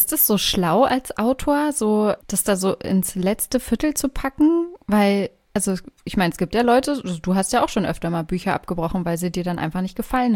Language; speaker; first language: German; native; German